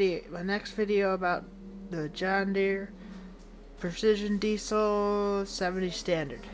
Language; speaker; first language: English; native; English